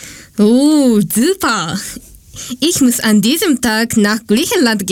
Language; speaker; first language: German; non-native, learner; Japanese